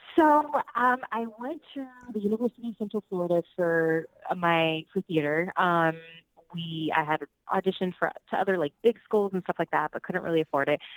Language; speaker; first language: English; early bilingual, other home language; Spanish